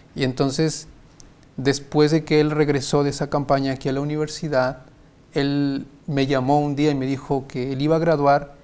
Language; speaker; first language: Spanish; native; Spanish